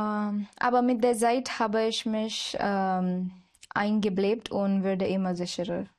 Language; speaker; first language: German; non-native, learner; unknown